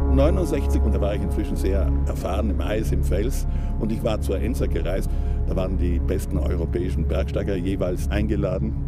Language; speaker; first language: German; native; German